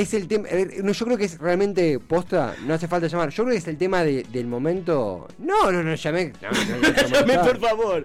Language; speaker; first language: Spanish; native; Spanish